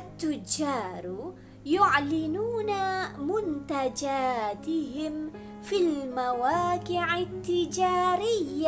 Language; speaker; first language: Arabic; non-native, fluent; Malay